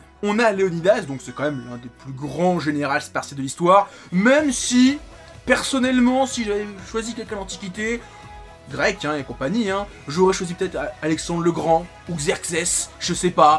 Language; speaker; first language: French; native; French